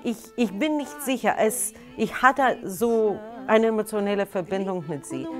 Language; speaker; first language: German; non-native, fluent; Russian